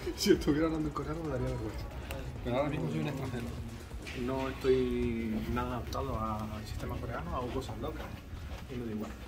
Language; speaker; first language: Spanish; native; Spanish